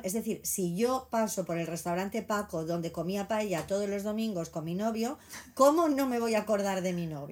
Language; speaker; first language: Spanish; native; Spanish